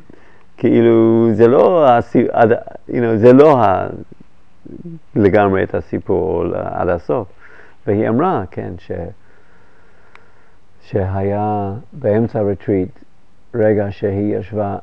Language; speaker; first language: Hebrew; non-native, fluent; English